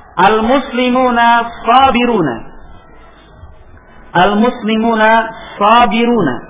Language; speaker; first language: Arabic; non-native, fluent; Indonesian